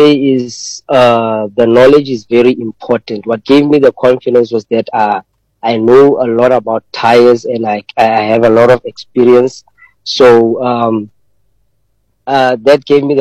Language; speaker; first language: English; non-native, local second language; Tswana